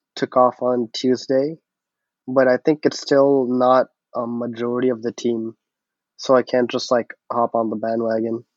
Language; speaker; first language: English; early bilingual, other home language; Hindi